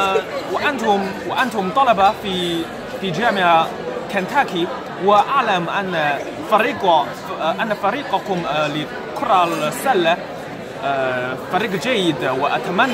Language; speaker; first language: Arabic; non-native, learner; Chinese